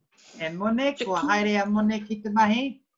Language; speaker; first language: Māori; non-native, fluent; English